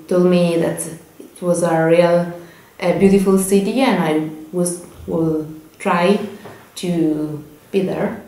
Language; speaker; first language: English; non-native, learner; Italian